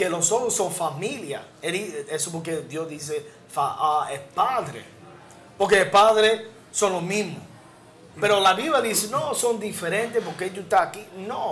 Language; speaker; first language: Spanish; non-native, learner; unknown